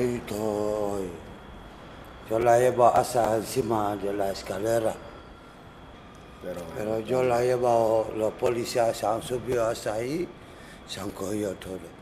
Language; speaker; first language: Spanish; non-native, learner; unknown